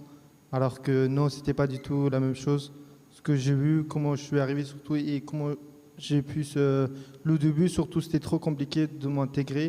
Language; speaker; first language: French; early bilingual, other home language; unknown